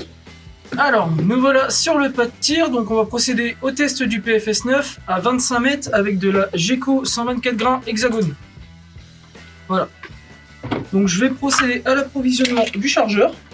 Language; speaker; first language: French; native; French